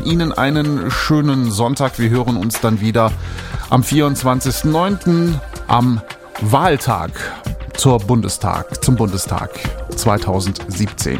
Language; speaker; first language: German; native; German